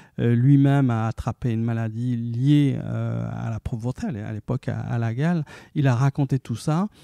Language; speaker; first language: French; early bilingual, other home language; Arabic